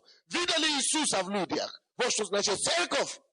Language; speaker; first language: Russian; non-native, fluent; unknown